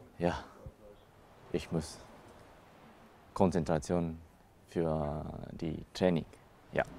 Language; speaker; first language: German; non-native, learner; Japanese